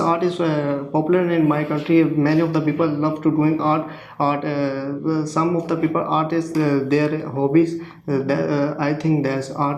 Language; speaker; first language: English; non-native, learner; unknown